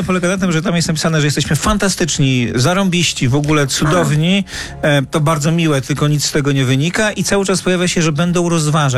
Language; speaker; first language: Polish; native; Polish